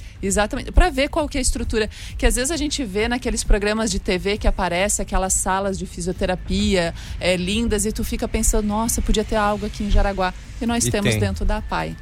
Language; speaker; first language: Portuguese; native; Portuguese